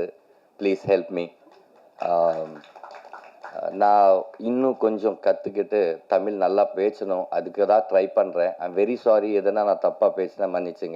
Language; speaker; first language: Tamil; non-native, learner; Telugu